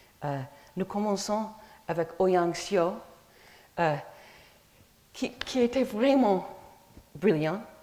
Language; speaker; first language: French; non-native, fluent; English